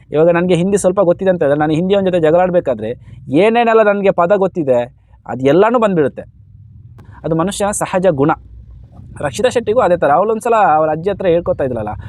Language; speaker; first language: Kannada; native; Kannada